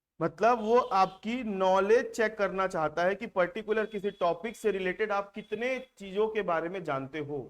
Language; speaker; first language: Hindi; native; Hindi